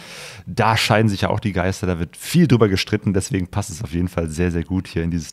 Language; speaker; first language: German; native; German